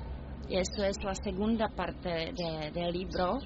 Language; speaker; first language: Spanish; non-native, learner; Czech